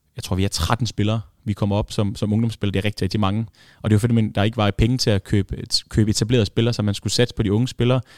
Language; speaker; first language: Danish; early bilingual, other home language; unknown